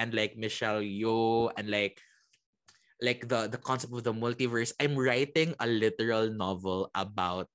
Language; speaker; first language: English; non-native, local second language; Cebuano